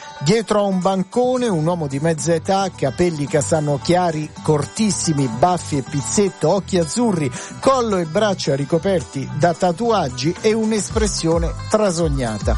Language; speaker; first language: Italian; native; Italian